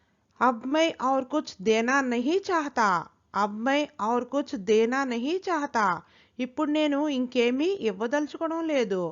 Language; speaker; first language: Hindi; non-native, local second language; Telugu